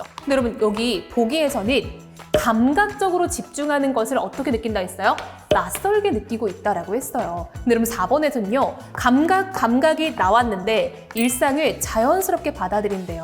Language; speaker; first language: Korean; native; Korean